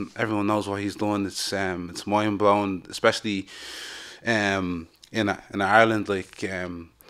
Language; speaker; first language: English; native; English